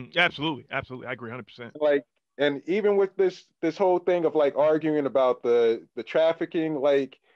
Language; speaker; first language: English; native; English